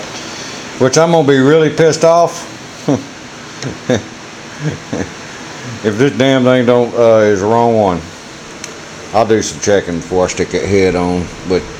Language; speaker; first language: English; native; English